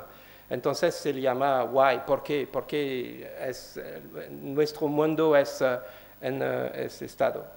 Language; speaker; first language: Spanish; non-native, learner; French